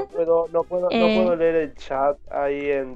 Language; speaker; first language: Spanish; native; Spanish